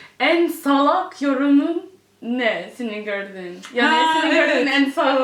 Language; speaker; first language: Turkish; early bilingual, heritage; English